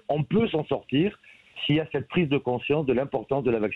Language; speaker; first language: French; native; French